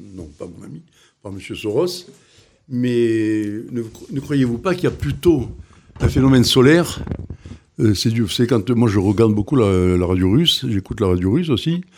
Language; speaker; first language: French; native; French